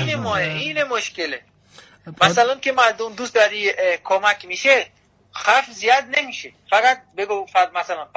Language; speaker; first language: Persian; non-native, learner; Portuguese